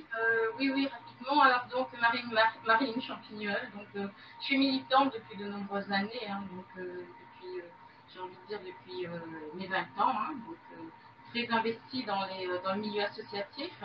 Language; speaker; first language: French; native; French